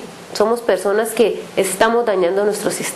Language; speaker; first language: Spanish; native; Spanish